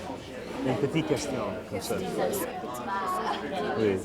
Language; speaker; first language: French; non-native, learner; English